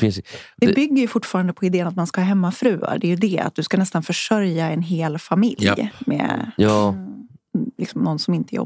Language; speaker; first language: Swedish; native; Swedish